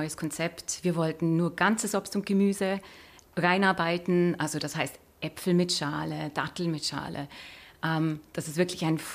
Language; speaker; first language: German; native; German